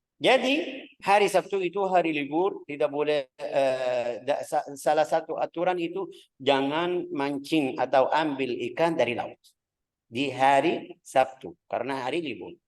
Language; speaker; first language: Indonesian; non-native, fluent; Arabic